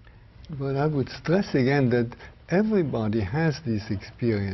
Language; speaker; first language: English; non-native, fluent; German